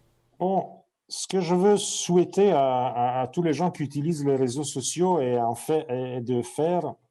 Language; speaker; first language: French; non-native, fluent; Italian